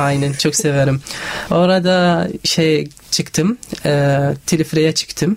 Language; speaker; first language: Turkish; non-native, learner; Arabic